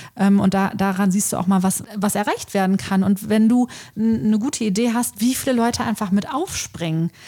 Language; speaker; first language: German; native; German